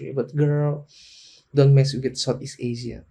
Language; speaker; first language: English; non-native, learner; Indonesian